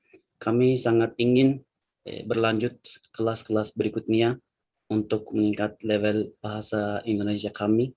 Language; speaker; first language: Indonesian; non-native, learner; Turkish